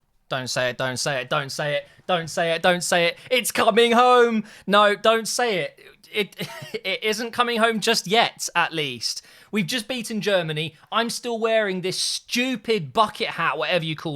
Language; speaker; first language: English; native; English